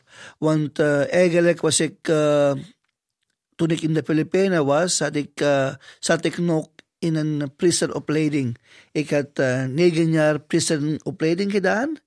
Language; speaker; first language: Dutch; non-native, fluent; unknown